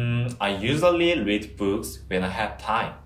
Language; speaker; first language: English; non-native, fluent; Korean